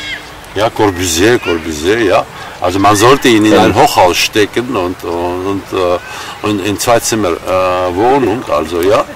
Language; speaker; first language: German; non-native, fluent; Armenian